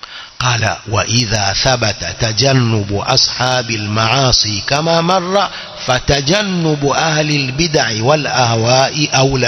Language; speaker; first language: Arabic; non-native, fluent; Swahili